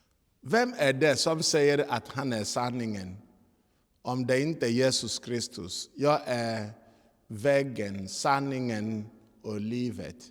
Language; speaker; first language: Swedish; non-native, fluent; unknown